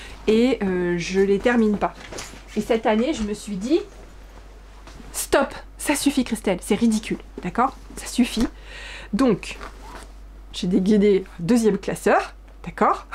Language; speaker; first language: French; native; French